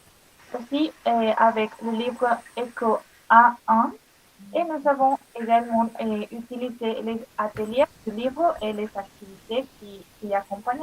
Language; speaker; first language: French; non-native, learner; Spanish